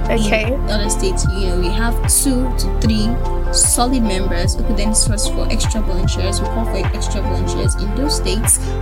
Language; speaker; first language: English; non-native, local second language; Yoruba